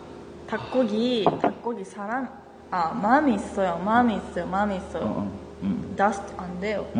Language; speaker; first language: Korean; non-native, learner; Japanese